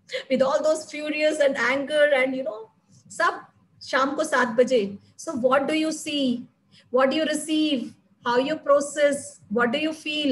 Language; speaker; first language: English; non-native, local second language; Malayalam